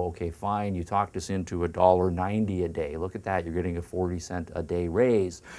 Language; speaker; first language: English; native; English